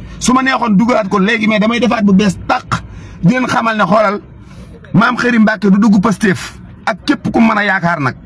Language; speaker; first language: Wolof; native; Wolof